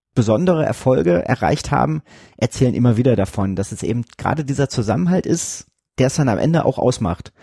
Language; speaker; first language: German; native; German